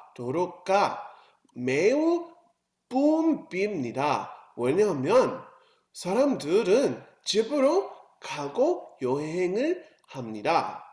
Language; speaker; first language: Korean; non-native, learner; English